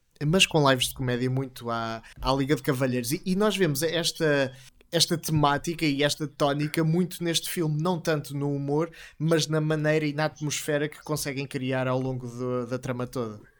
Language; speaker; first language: Portuguese; native; Portuguese